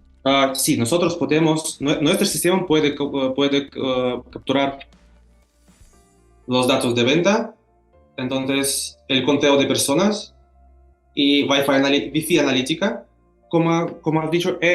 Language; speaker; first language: Spanish; non-native, fluent; Russian